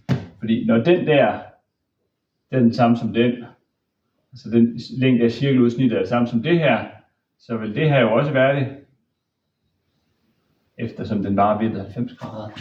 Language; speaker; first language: Danish; native; Danish